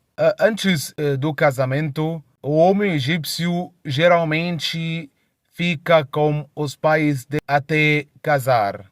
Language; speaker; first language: Portuguese; non-native, fluent; Arabic